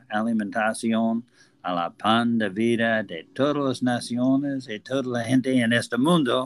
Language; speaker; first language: Spanish; non-native, learner; English